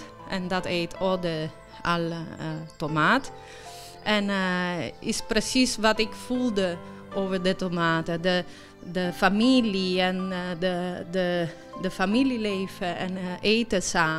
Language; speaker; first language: Dutch; early bilingual, heritage; Italian